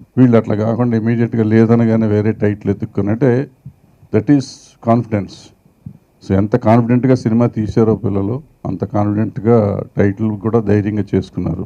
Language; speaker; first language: Telugu; native; Telugu